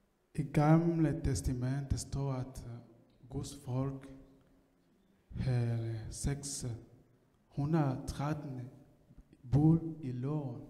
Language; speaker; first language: Danish; non-native, learner; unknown